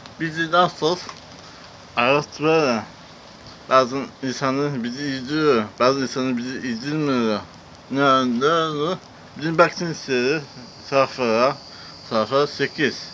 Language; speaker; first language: Turkish; non-native, learner; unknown